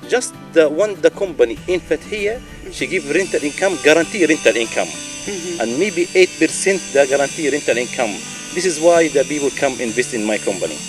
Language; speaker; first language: English; non-native, learner; Arabic